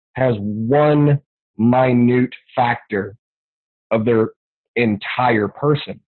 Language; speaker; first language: English; native; English